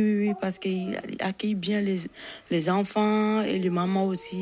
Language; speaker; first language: French; non-native, learner; Bambara